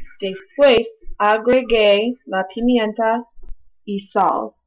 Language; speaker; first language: Spanish; non-native, learner; English